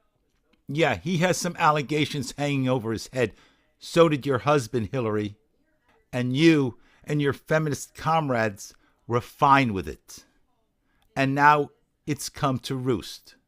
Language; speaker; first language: English; native; English